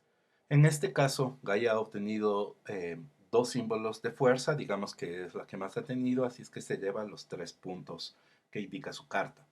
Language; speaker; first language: Spanish; native; Spanish